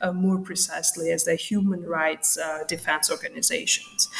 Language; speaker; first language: English; non-native, fluent; Georgian